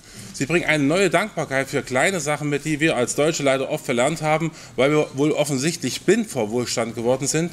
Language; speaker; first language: German; native; German